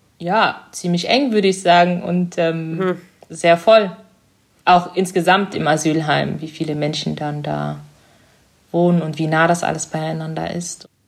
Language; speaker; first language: German; early bilingual, other home language; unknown